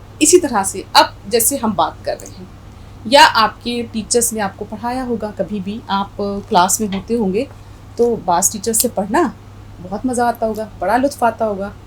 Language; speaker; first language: Urdu; native; Urdu